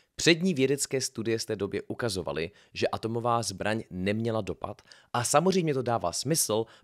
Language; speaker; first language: Czech; native; Czech